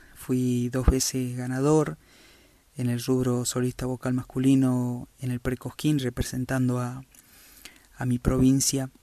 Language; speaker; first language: Spanish; native; Spanish